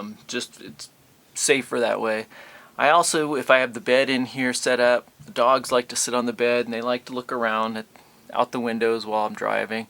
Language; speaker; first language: English; native; English